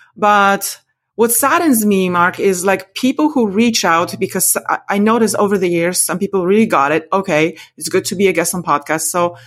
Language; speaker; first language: English; non-native, fluent; Polish